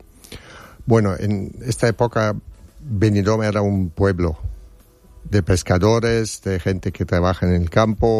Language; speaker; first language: Spanish; non-native, fluent; German